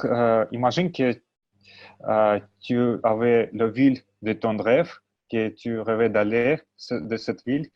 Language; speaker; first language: French; non-native, learner; Russian